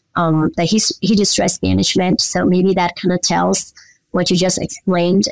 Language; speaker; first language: English; non-native, local second language; Nepali